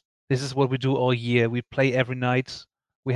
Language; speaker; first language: English; non-native, fluent; German